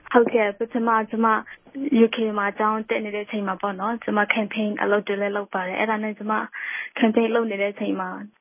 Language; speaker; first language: Burmese; non-native, local second language; S'gaw Karen